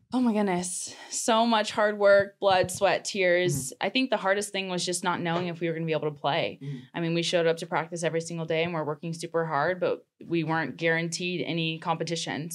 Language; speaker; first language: English; native; English